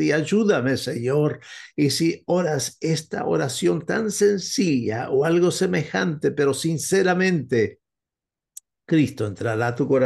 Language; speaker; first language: Spanish; non-native, fluent; English